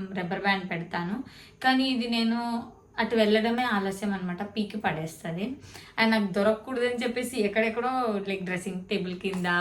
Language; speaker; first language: Telugu; non-native, local second language; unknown